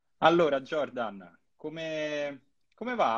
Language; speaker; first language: Italian; native; Italian